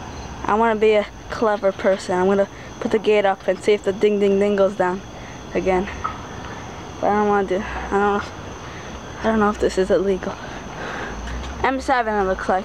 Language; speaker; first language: English; native; English